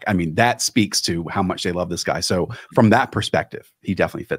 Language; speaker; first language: English; native; English